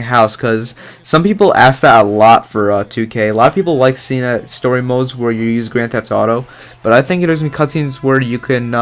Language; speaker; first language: English; native; English